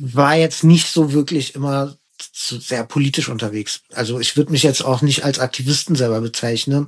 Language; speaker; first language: German; early bilingual, other home language; Persian